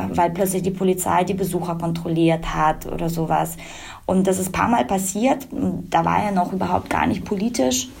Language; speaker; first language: German; early bilingual, other home language; Russian